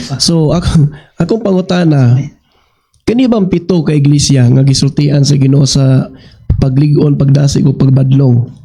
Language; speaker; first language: Cebuano; native; Cebuano